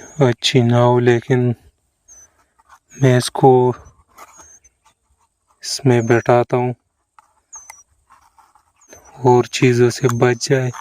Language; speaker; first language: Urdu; non-native, local second language; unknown